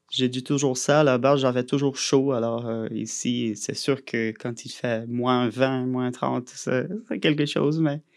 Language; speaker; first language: French; non-native, fluent; Portuguese